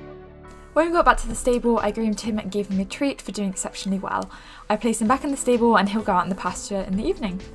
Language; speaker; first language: English; native; English